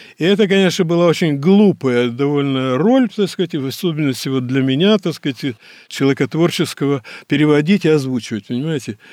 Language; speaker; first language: Russian; native; Russian